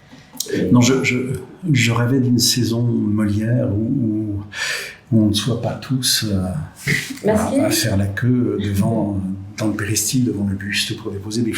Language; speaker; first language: French; native; French